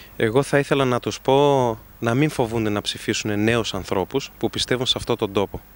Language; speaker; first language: Greek; early bilingual, heritage; Greek